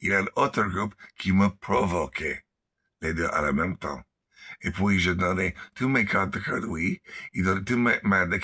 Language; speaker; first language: French; non-native, learner; English